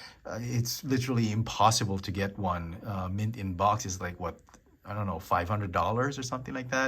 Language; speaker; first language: English; native; English